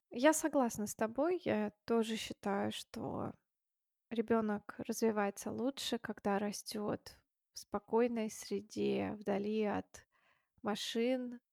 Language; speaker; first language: Russian; native; Russian